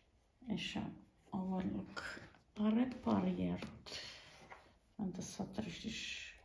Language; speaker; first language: German; non-native, fluent; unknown